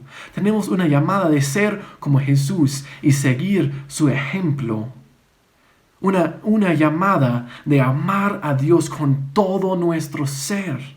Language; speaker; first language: Spanish; non-native, fluent; English